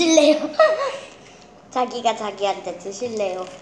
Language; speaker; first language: Korean; early bilingual, heritage; Korean